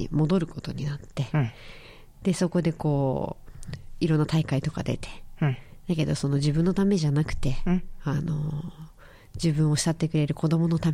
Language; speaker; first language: Japanese; native; Japanese